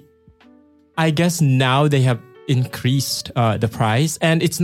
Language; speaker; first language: English; non-native, local second language; Filipino